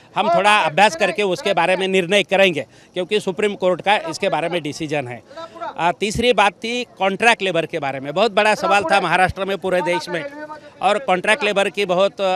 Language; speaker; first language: Hindi; non-native, local second language; Marathi